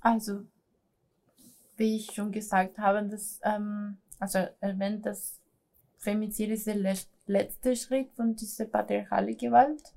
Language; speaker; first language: German; non-native, fluent; Spanish